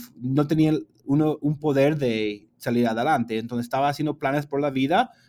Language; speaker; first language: Spanish; non-native, fluent; English